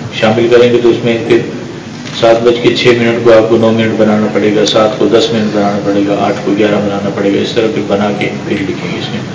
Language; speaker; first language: Urdu; non-native, local second language; Pashto